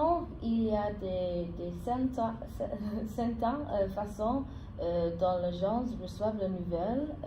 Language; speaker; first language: French; non-native, fluent; English